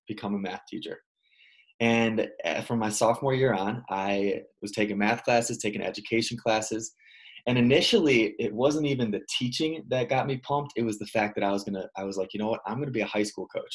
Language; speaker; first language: English; native; English